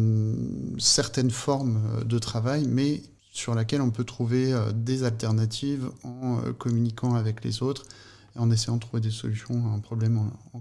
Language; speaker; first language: French; native; French